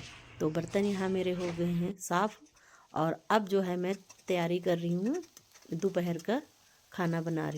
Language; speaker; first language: Hindi; native; Hindi